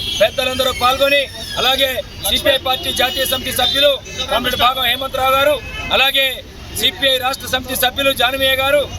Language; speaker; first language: Telugu; native; Telugu